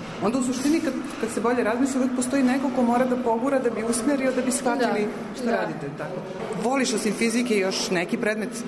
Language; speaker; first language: Serbian; native; Serbian